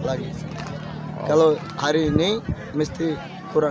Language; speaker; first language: Indonesian; non-native, learner; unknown